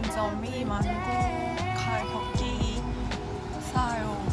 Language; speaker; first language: Korean; non-native, learner; Thai